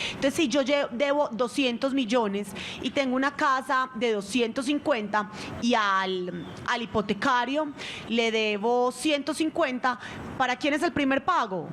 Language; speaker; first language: Spanish; native; Spanish